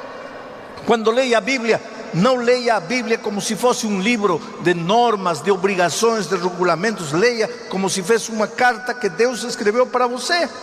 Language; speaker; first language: Portuguese; non-native, fluent; Spanish